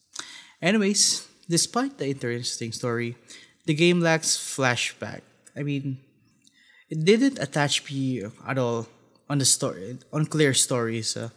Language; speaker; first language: English; non-native, fluent; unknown